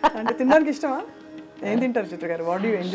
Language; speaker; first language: Telugu; native; Telugu